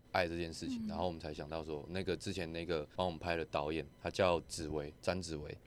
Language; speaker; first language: Chinese; non-native, local second language; Min Nan Chinese